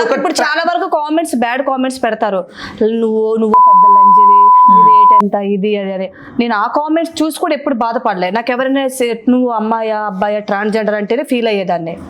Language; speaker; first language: Telugu; non-native, local second language; Bangla